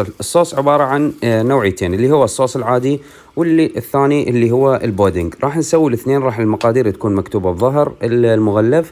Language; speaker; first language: Arabic; native; Arabic